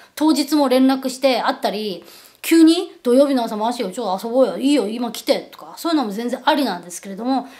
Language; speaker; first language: Japanese; non-native, fluent; Korean